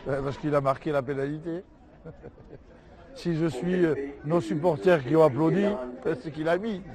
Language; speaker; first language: French; native; French